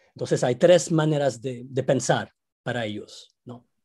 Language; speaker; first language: Spanish; non-native, fluent; Arabic